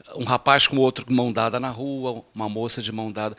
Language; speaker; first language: Portuguese; native; Portuguese